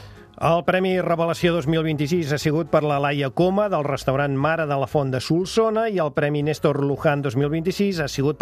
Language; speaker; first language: Catalan; native; Catalan